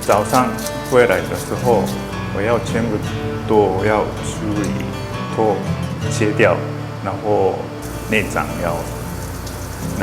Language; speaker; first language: Chinese; non-native, learner; Japanese